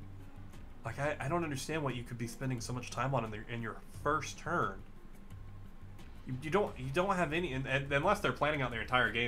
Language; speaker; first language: English; native; English